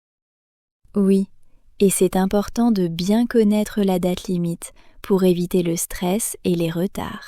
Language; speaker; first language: French; native; French